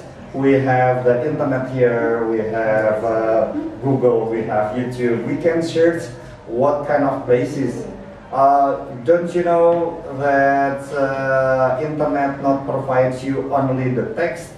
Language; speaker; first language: English; non-native, learner; Indonesian